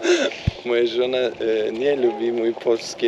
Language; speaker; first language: Polish; non-native, learner; Turkish